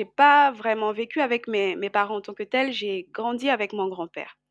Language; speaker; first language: French; non-native, local second language; Lingala